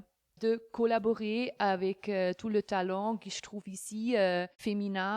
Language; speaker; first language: French; non-native, fluent; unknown